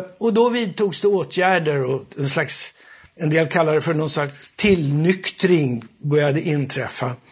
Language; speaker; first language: Swedish; native; Swedish